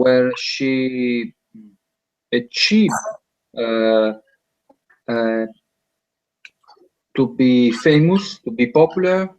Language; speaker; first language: English; non-native, learner; Italian